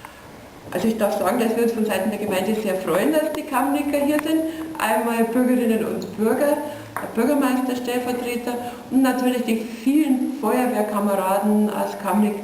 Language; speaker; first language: German; native; German